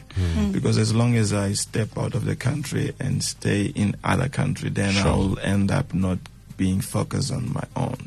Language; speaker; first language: English; non-native, fluent; Tsonga